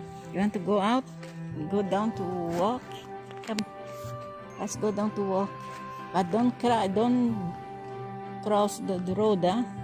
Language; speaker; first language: English; non-native, learner; Portuguese